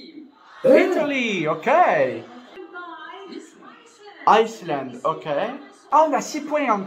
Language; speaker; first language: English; non-native, fluent; French